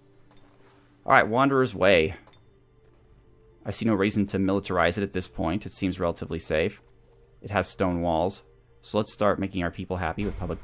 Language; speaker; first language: English; native; English